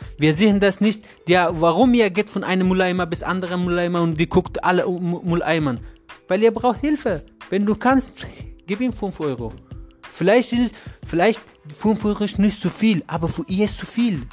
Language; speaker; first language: German; non-native, learner; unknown